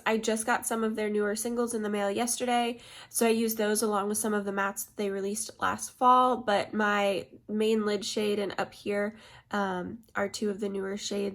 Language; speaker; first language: English; native; English